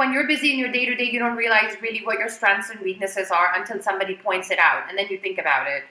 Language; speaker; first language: English; non-native, local second language; Urdu